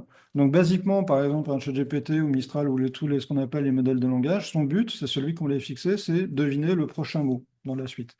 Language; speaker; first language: French; native; French